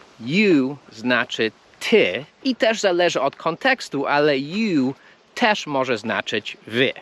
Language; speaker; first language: Polish; non-native, fluent; English